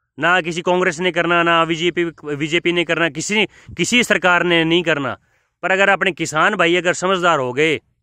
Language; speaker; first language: Hindi; native; Hindi